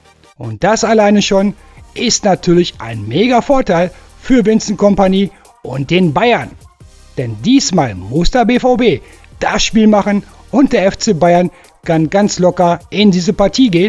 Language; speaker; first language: German; native; German